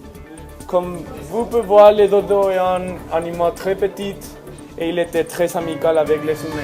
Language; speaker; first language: French; non-native, learner; Spanish